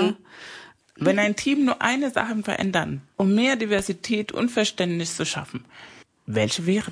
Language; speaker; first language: German; non-native, fluent; Spanish